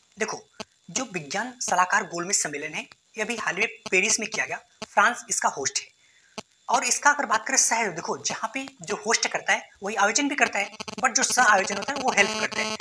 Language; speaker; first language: Hindi; native; Hindi